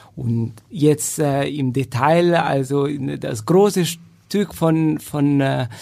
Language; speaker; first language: German; non-native, fluent; Italian